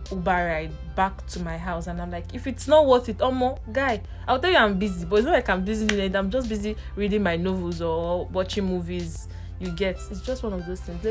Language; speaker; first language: English; non-native, local second language; Igbo